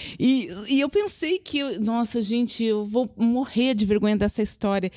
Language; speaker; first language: Portuguese; native; Portuguese